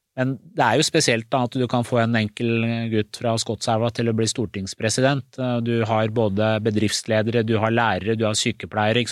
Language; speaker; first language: Norwegian; early bilingual, other home language; Persian